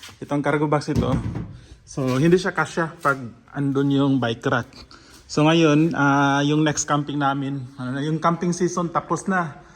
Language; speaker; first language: Filipino; non-native, local second language; Cebuano